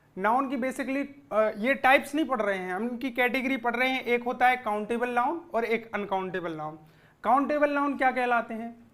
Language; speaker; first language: Hindi; native; Hindi